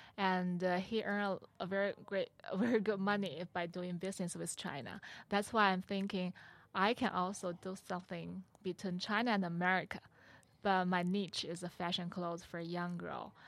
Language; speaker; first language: English; non-native, learner; Chinese